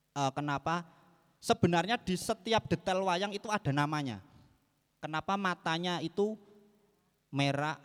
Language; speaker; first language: Indonesian; native; Indonesian